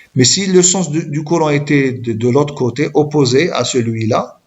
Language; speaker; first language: French; non-native, local second language; Arabic